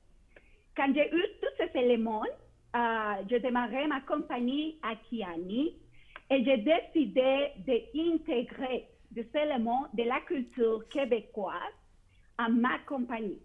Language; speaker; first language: French; non-native, fluent; Spanish